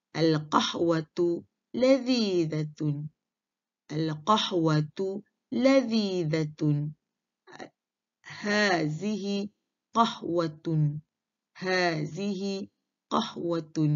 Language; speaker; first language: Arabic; non-native, fluent; Malay